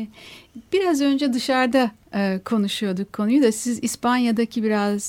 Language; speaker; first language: Turkish; native; Turkish